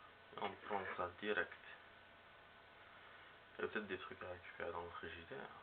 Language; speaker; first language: French; native; French